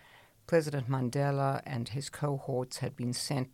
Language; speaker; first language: English; native; English